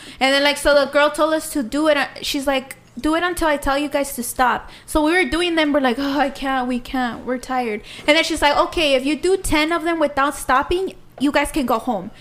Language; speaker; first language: English; early bilingual, other home language; Spanish